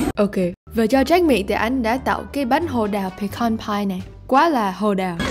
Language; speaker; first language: Vietnamese; early bilingual, heritage; Vietnamese